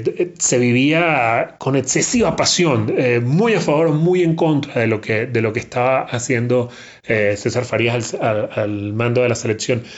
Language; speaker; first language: Spanish; native; Spanish